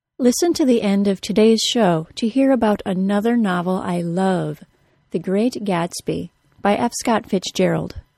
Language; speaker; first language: English; native; English